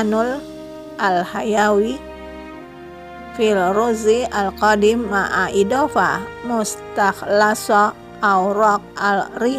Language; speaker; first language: Arabic; non-native, fluent; Indonesian